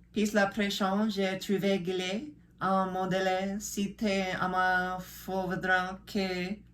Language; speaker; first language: French; non-native, learner; English